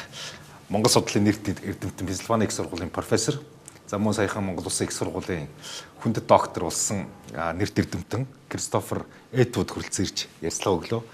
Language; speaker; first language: Mongolian; native; Mongolian